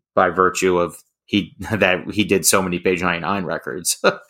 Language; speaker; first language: English; native; English